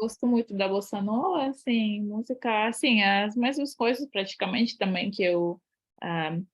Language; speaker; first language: Portuguese; non-native, fluent; Ukrainian